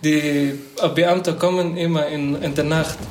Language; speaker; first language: German; non-native, learner; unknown